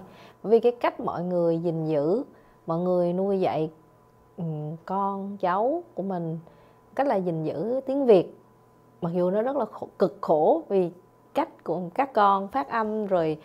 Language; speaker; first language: Vietnamese; native; Vietnamese